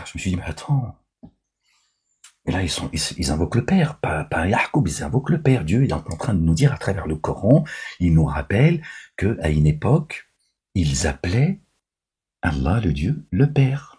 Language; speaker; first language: French; native; French